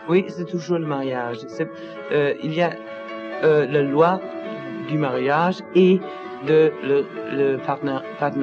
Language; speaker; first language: French; non-native, learner; Danish